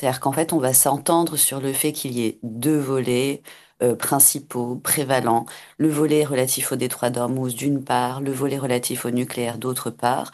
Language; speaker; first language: French; native; French